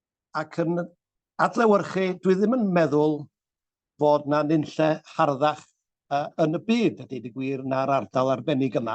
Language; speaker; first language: Welsh; native; Welsh